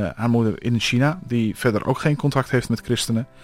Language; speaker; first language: Dutch; native; Dutch